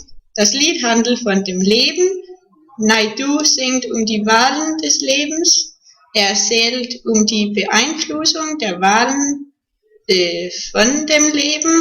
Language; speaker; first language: German; non-native, learner; Danish